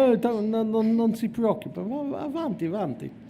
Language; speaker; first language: Italian; non-native, fluent; English